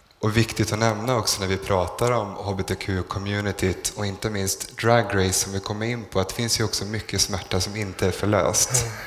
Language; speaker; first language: Swedish; native; Swedish